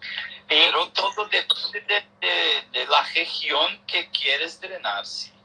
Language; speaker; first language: Spanish; non-native, learner; Portuguese